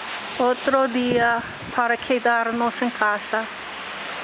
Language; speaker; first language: Spanish; non-native, learner; English